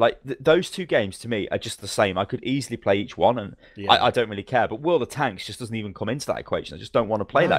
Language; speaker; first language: English; native; English